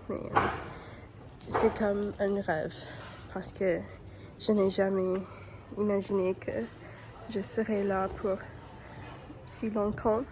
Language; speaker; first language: French; non-native, learner; English